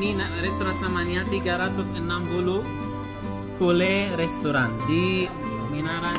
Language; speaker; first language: Indonesian; non-native, learner; Arabic